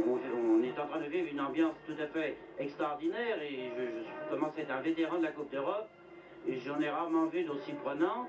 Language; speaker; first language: French; native; French